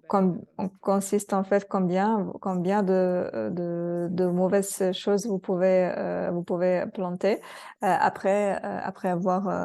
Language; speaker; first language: French; non-native, fluent; Russian